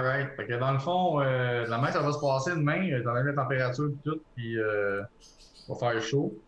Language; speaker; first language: French; native; French